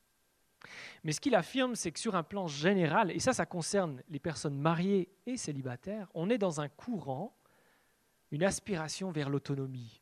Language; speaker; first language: French; native; French